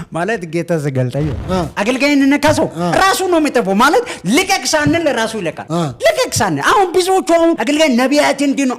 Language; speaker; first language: Amharic; non-native, local second language; Wolaytta